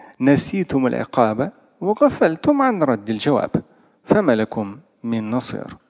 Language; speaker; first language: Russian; non-native, local second language; Tatar